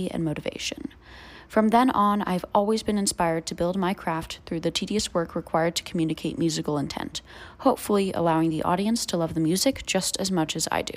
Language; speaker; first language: English; native; English